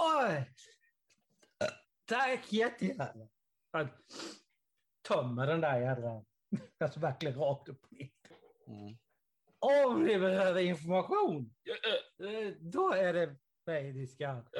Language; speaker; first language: Swedish; non-native, fluent; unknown